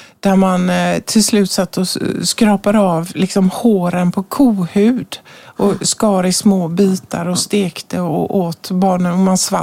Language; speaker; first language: Swedish; native; Swedish